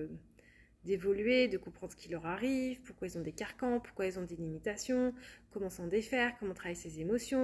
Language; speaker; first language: French; native; French